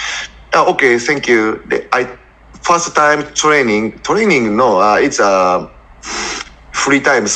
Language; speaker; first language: English; non-native, learner; Japanese